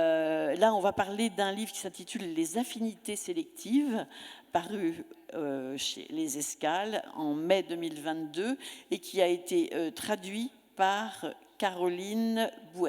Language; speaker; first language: French; native; French